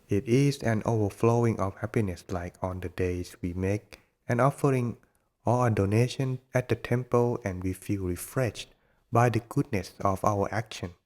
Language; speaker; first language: English; non-native, fluent; Thai